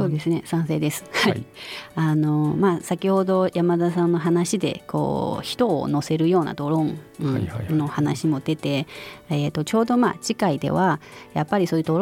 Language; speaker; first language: Japanese; non-native, fluent; Chinese